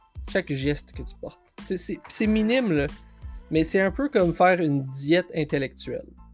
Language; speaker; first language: French; native; French